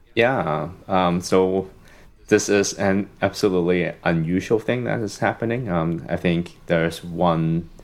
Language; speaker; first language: English; non-native, local second language; Cantonese